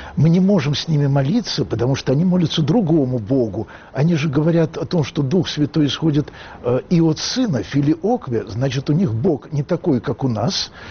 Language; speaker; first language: Russian; native; Russian